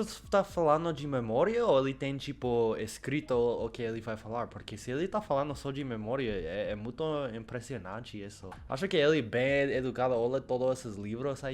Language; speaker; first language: Portuguese; non-native, learner; English